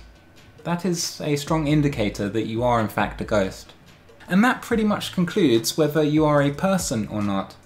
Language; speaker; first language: English; native; English